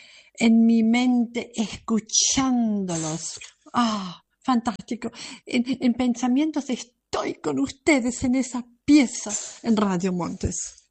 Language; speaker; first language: Spanish; non-native, fluent; German